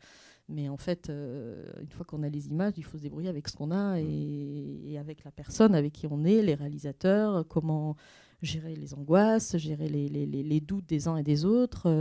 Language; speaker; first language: French; native; French